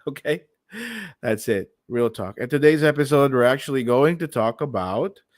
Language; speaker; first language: English; non-native, local second language; Filipino